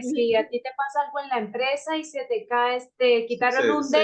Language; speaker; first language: Spanish; native; Spanish